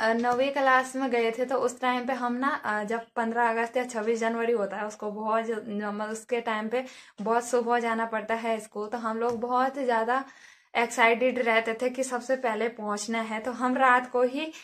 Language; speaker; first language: Hindi; native; Hindi